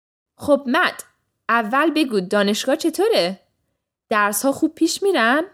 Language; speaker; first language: Persian; early bilingual, heritage; English